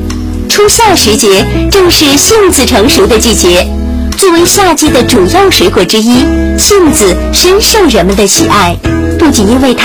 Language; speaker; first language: Chinese; native; Chinese